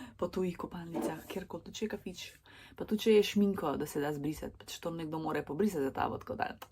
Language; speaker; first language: Slovenian; early bilingual, other home language; Serbian